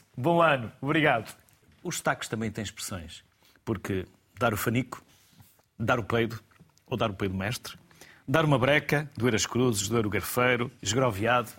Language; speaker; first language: Portuguese; native; Portuguese